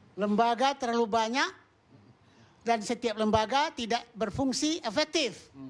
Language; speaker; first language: Indonesian; non-native, local second language; Minangkabau